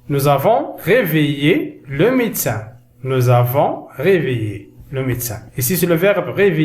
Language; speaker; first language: French; non-native, local second language; Arabic